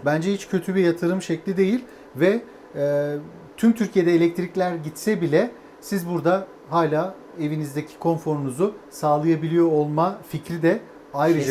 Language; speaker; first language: Turkish; native; Turkish